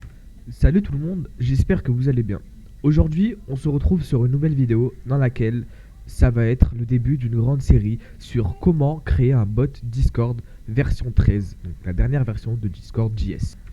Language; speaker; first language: French; native; French